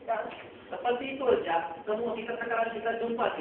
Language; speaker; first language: Indonesian; non-native, learner; Hindi